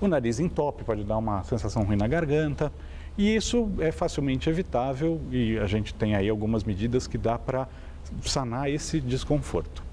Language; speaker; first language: Portuguese; native; Portuguese